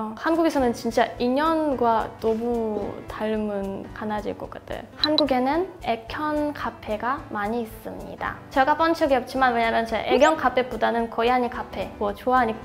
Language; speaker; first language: Korean; non-native, fluent; Russian